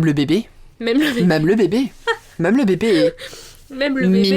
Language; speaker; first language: French; native; French